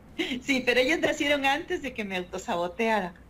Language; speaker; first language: Spanish; native; Spanish